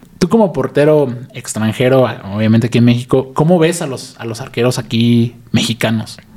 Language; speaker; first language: Spanish; native; Spanish